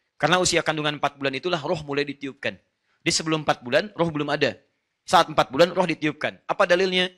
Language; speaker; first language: Indonesian; non-native, fluent; Arabic